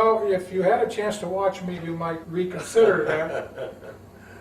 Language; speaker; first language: English; native; English